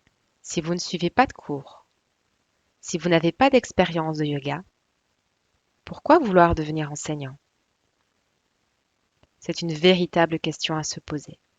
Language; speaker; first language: French; native; French